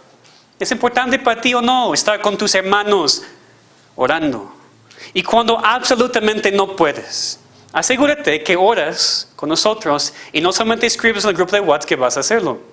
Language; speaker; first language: Spanish; non-native, fluent; English